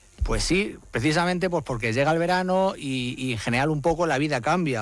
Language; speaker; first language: Spanish; native; Spanish